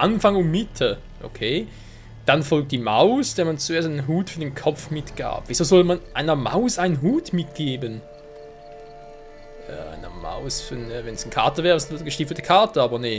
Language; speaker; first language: German; native; German